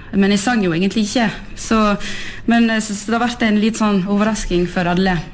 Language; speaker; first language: Norwegian; early bilingual, heritage; French